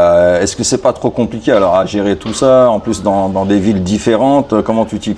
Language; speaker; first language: French; native; French